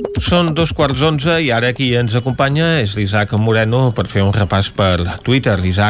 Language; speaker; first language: Catalan; native; Catalan